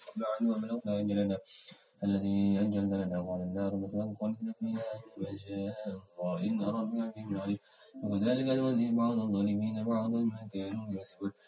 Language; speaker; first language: Arabic; non-native, learner; Indonesian